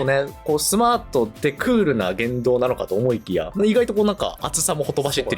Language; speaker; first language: Japanese; native; Japanese